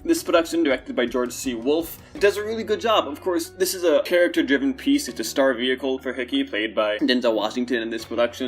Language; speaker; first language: English; native; English